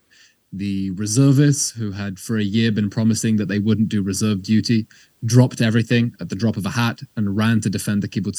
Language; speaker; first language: English; native; English